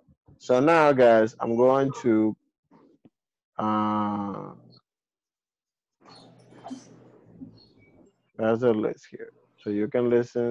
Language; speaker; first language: English; non-native, fluent; Spanish